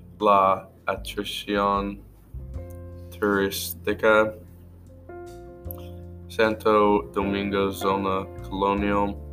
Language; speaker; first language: Spanish; non-native, learner; English